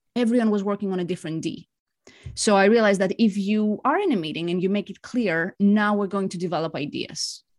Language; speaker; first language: English; non-native, fluent; Greek